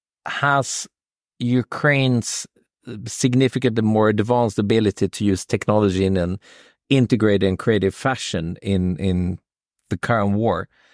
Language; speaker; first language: English; non-native, fluent; Swedish